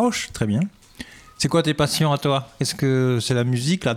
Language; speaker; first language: French; native; French